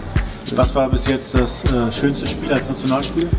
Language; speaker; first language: German; native; German